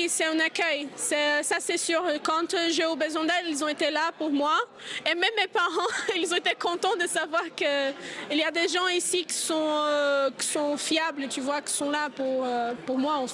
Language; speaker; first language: French; non-native, learner; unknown